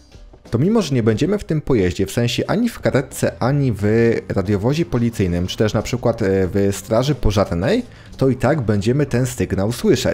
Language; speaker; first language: Polish; native; Polish